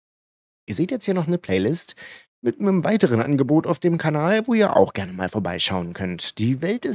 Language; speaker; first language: German; native; German